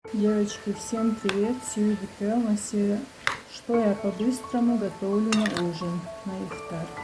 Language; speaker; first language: Russian; non-native, local second language; Chechen